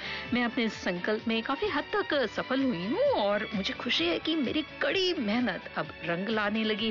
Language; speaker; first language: Hindi; native; Hindi